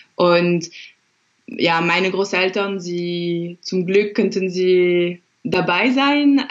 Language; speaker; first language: German; non-native, fluent; French